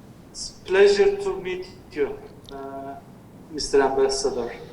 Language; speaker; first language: English; non-native, learner; Turkish